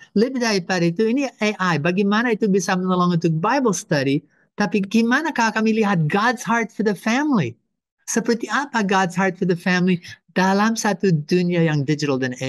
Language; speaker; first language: Indonesian; non-native, fluent; English